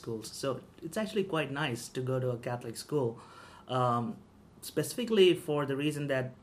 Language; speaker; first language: English; non-native, local second language; Tamil